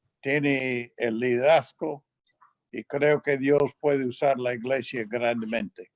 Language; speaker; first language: Spanish; non-native, fluent; English